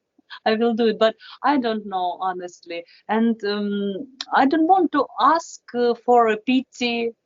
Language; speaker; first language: English; non-native, fluent; Russian